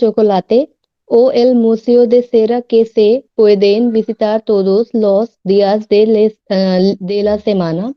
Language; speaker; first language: Spanish; non-native, learner; Hindi